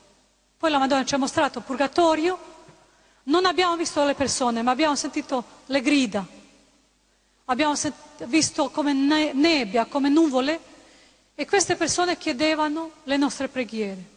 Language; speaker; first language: Italian; non-native, fluent; Croatian